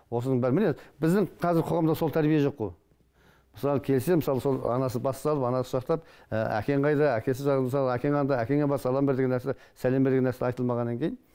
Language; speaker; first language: Kazakh; native; Kazakh